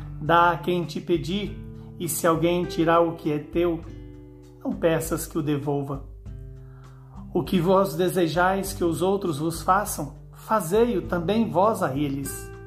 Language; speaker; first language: Portuguese; native; Portuguese